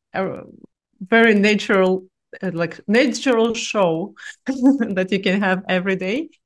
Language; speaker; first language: English; non-native, fluent; Russian